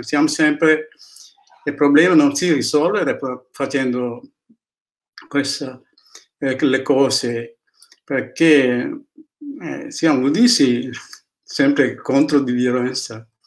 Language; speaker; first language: Italian; non-native, learner; Sinhala